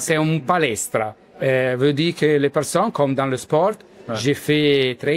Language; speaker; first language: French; non-native, learner; Italian